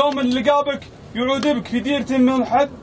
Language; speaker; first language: Arabic; native; Arabic